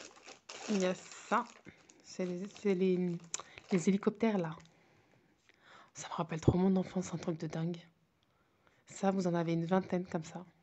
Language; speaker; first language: French; native; French